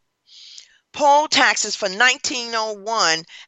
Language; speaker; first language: English; native; English